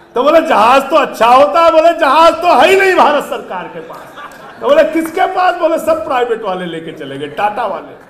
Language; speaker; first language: Hindi; native; Hindi